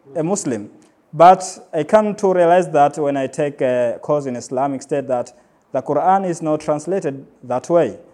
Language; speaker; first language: English; non-native, local second language; Swahili